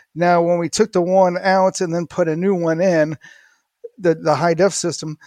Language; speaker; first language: English; native; English